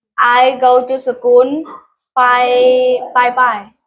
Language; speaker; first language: English; non-native, learner; Vietnamese